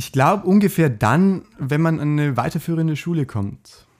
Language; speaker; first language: German; native; German